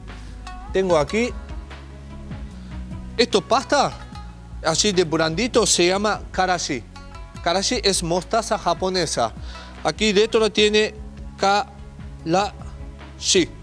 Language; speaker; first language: Spanish; non-native, learner; Japanese